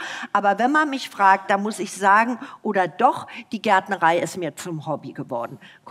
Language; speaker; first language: German; native; German